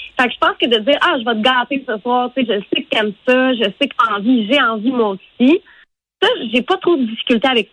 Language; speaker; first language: French; native; French